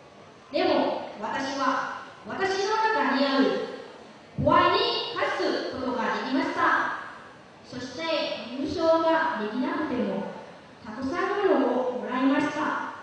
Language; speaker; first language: Japanese; non-native, learner; Lao